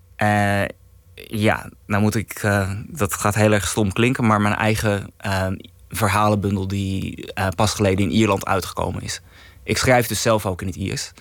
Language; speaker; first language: Dutch; native; Dutch